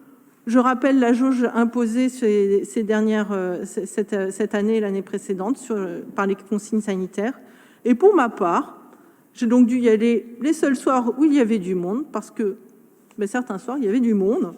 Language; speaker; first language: French; native; French